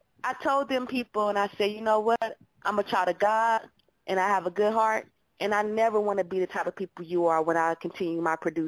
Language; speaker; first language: English; native; English